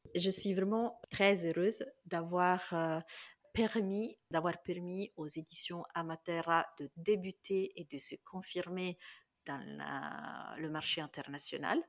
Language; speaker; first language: French; non-native, fluent; Italian